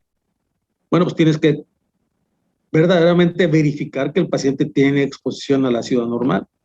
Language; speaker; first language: Spanish; native; Spanish